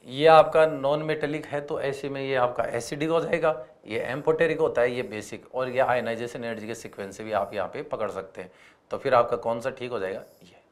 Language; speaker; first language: Hindi; native; Hindi